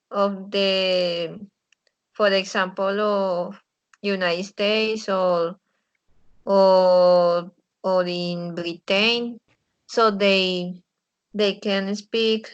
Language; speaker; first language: English; non-native, learner; Spanish